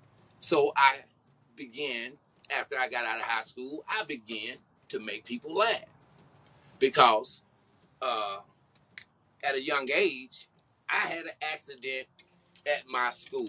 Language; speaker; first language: English; native; English